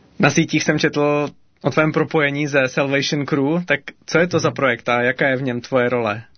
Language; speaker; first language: Czech; native; Czech